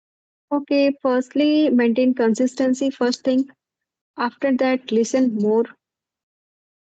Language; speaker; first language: English; non-native, learner; Hindi